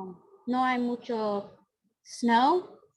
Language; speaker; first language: Spanish; non-native, learner; English